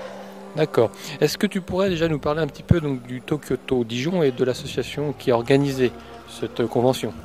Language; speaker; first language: French; native; French